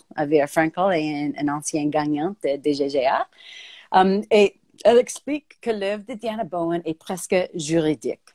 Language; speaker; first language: French; native; French